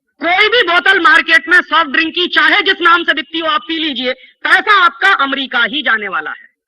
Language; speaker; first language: Hindi; native; Hindi